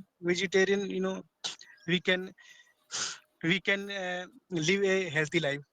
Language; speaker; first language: English; non-native, learner; Hindi